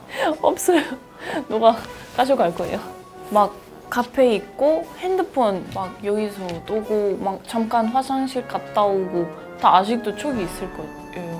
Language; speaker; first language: Korean; non-native, fluent; Spanish